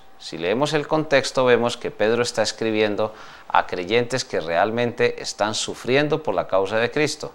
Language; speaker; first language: Spanish; native; Spanish